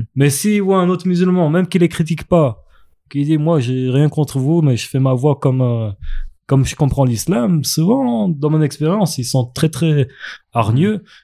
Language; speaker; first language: French; native; French